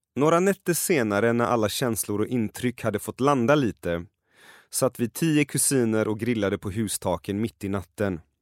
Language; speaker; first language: Swedish; early bilingual, other home language; Persian